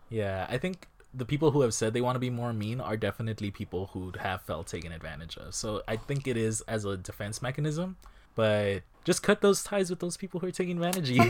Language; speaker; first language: English; native; English